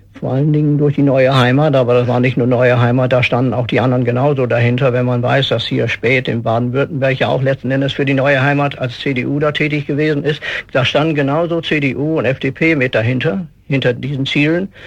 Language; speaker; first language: German; native; German